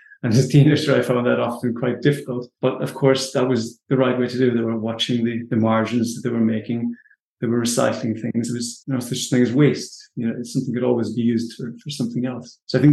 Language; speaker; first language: English; native; English